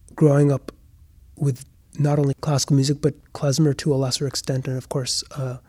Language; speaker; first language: English; native; English